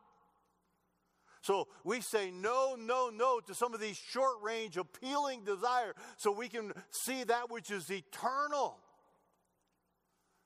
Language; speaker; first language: English; native; English